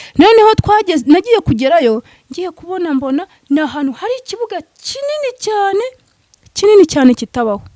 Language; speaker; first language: Kinyarwanda; native; Kinyarwanda